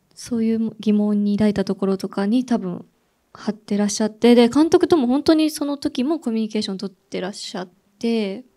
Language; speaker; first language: Japanese; native; Japanese